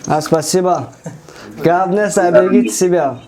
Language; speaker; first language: Russian; non-native, local second language; Tajik